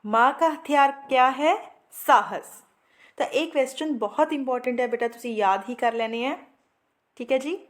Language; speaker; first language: Hindi; non-native, local second language; Punjabi